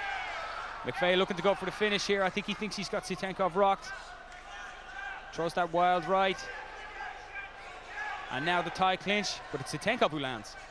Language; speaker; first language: English; native; English